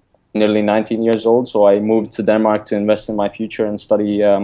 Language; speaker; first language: English; non-native, fluent; Lithuanian